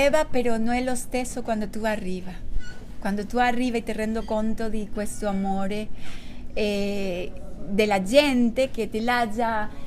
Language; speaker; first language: Italian; non-native, learner; Spanish